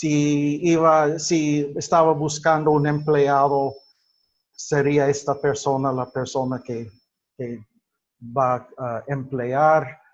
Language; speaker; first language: Spanish; non-native, fluent; English